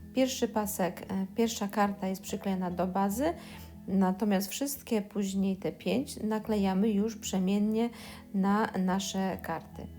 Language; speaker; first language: Polish; native; Polish